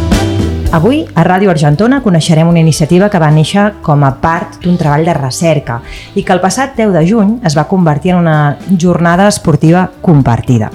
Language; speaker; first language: Catalan; native; Catalan